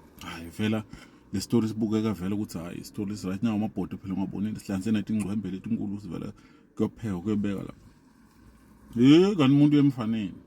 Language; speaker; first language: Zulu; non-native, local second language; Swati